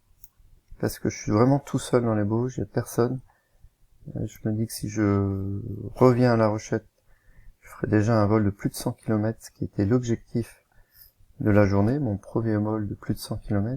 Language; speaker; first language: French; native; French